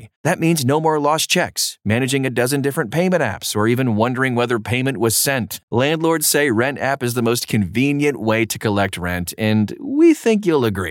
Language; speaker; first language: English; native; English